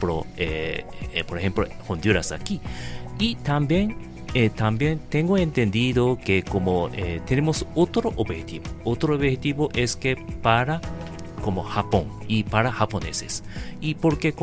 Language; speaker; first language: Spanish; non-native, fluent; Japanese